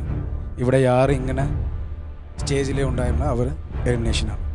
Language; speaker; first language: Malayalam; non-native, learner; Tamil